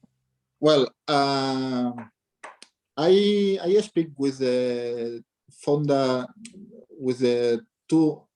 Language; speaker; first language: English; non-native, learner; Catalan